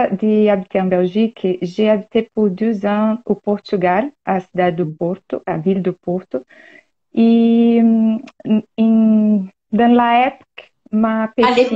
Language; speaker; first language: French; non-native, learner; Portuguese